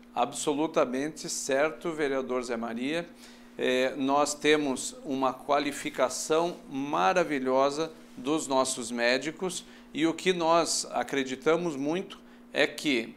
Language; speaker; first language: Portuguese; native; Portuguese